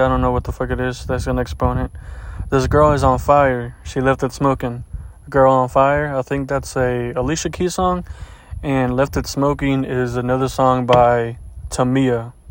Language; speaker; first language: English; early bilingual, other home language; Spanish